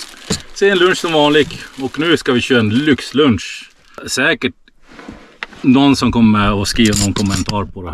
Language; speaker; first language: Swedish; native; Swedish